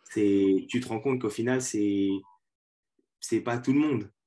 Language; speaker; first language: French; native; French